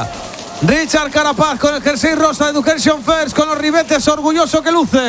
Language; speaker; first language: Spanish; native; Spanish